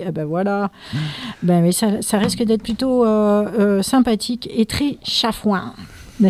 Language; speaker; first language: French; native; French